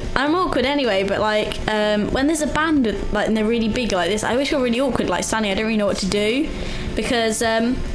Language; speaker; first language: English; native; English